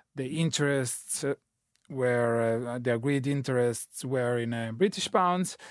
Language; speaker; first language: English; non-native, fluent; Italian